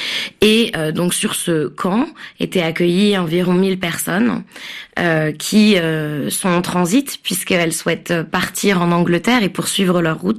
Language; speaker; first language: French; native; French